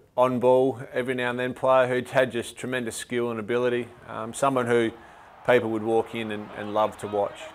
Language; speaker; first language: English; native; English